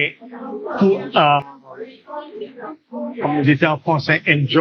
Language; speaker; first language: French; non-native, learner; English